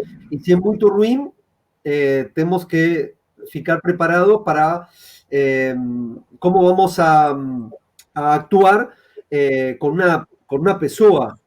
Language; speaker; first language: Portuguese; non-native, fluent; Spanish